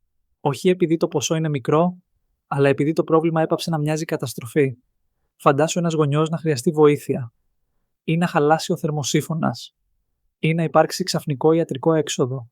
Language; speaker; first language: Greek; native; Greek